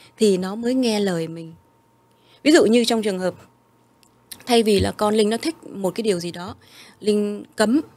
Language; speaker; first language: Vietnamese; early bilingual, heritage; Vietnamese